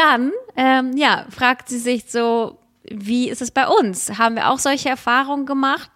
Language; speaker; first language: German; early bilingual, other home language; Russian